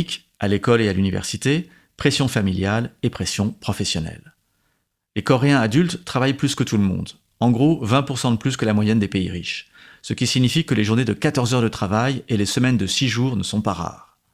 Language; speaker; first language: French; native; French